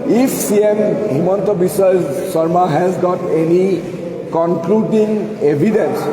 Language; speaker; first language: English; non-native, local second language; Assamese